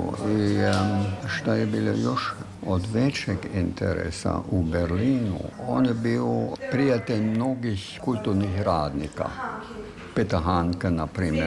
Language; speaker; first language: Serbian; non-native, fluent; German